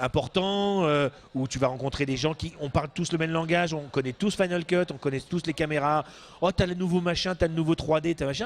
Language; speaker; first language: French; native; French